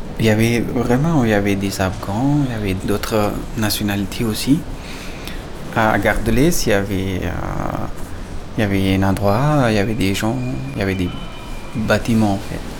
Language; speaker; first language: French; non-native, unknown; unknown